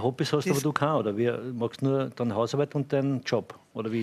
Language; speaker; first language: German; native; German